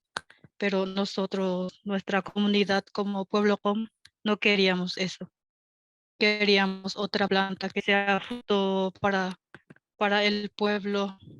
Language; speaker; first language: Spanish; non-native, local second language; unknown